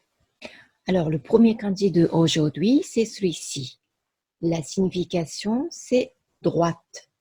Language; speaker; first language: French; non-native, fluent; Japanese